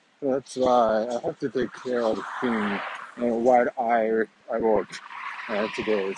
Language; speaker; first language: English; non-native, fluent; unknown